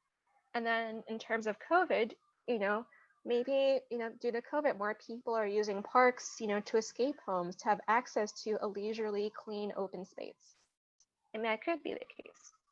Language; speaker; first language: English; native; English